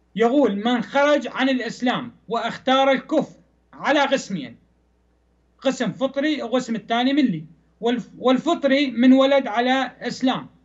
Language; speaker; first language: Arabic; non-native, fluent; Persian